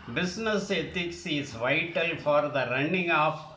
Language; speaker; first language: English; non-native, local second language; Tamil